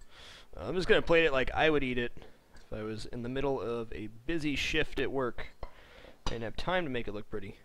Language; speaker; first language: English; native; English